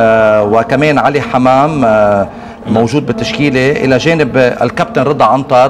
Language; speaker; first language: Arabic; native; Arabic